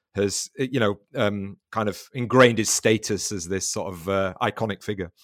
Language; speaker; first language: English; native; English